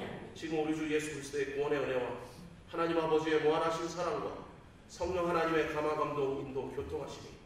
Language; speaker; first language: Korean; native; Korean